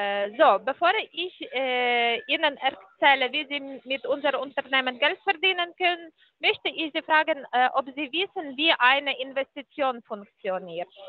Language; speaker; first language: German; non-native, fluent; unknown